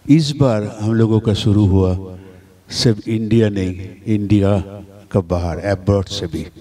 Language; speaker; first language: Hindi; non-native, local second language; Bangla